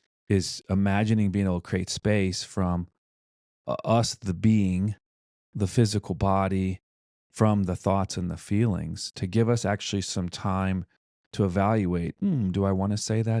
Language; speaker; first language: English; native; English